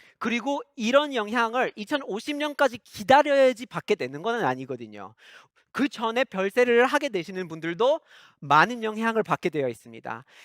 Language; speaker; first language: Korean; non-native, fluent; English